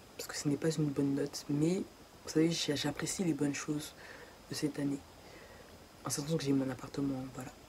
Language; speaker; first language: French; native; French